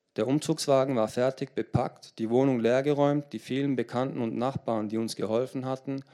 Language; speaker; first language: German; early bilingual, other home language; Turkish